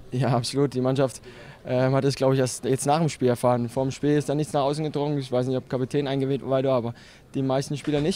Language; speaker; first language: German; native; German